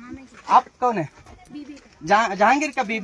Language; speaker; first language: Hindi; non-native, local second language; Kannada